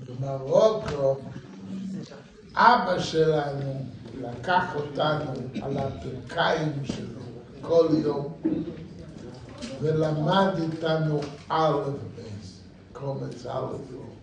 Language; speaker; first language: Hebrew; non-native, fluent; Yiddish